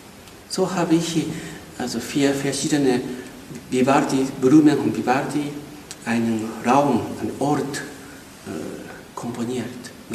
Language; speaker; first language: German; non-native, fluent; Japanese